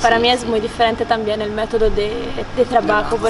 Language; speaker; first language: Spanish; non-native, learner; Italian